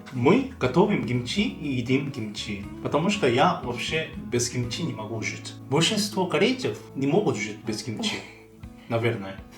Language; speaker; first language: Russian; non-native, fluent; Korean